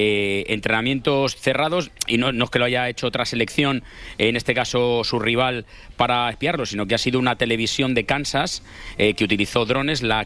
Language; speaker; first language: Spanish; native; Spanish